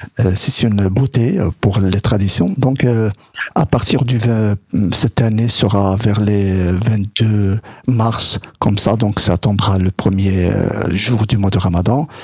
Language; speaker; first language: French; non-native, local second language; Arabic